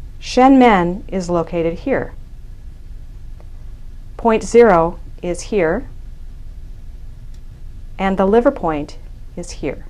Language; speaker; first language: English; native; English